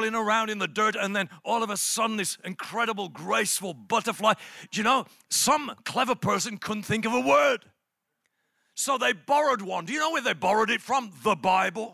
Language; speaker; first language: English; native; English